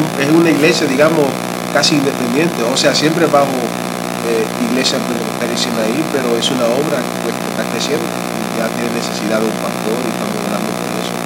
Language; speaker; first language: Spanish; early bilingual, heritage; Spanish